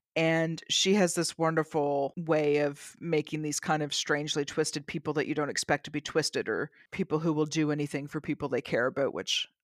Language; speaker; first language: English; native; English